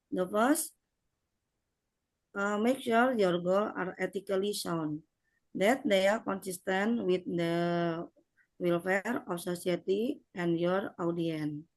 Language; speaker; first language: English; non-native, learner; Indonesian